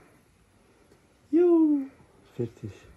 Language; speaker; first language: German; non-native, learner; Somali